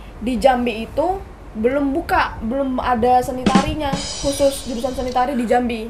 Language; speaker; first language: Indonesian; native; Indonesian